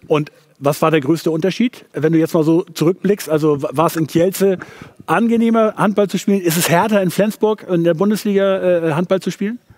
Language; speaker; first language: German; native; German